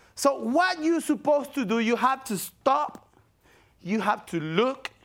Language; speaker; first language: English; non-native, fluent; Spanish